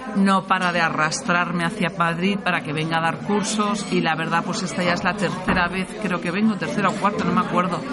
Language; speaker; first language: Spanish; native; Spanish